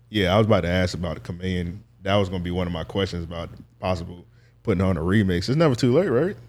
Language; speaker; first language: English; native; English